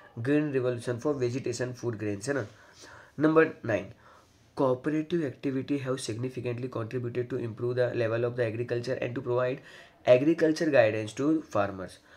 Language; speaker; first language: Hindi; non-native, local second language; Gujarati